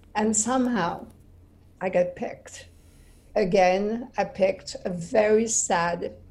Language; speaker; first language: English; non-native, fluent; French